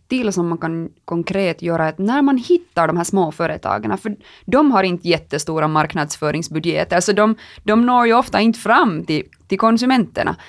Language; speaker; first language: Swedish; native; Swedish